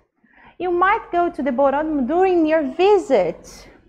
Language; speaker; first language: English; non-native, fluent; Portuguese